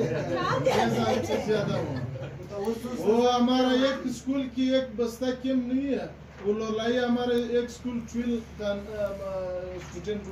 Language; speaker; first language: Hindi; non-native, learner; Pashto